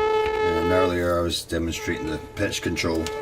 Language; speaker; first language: English; native; English